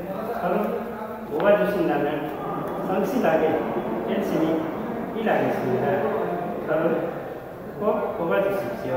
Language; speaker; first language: Korean; non-native, learner; Nepali